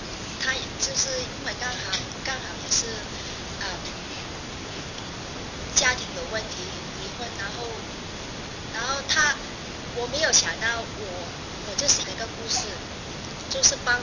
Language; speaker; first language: Chinese; non-native, fluent; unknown